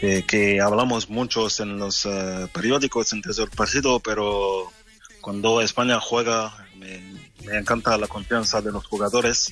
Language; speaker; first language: Spanish; non-native, fluent; French